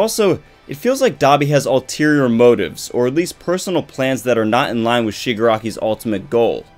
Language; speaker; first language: English; native; English